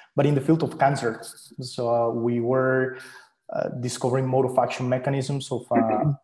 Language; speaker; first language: English; non-native, fluent; Spanish